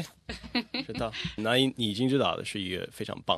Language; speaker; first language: Chinese; non-native, fluent; English